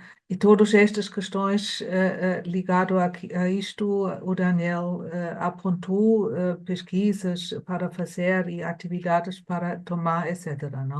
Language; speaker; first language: Portuguese; non-native, fluent; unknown